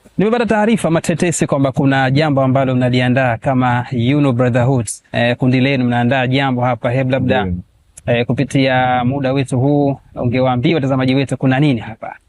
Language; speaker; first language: Swahili; native; Swahili